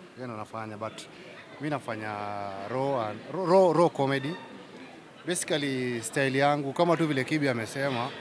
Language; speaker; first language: Swahili; native; Swahili